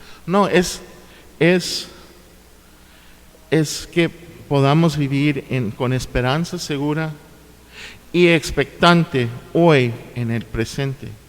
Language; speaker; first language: Spanish; non-native, fluent; English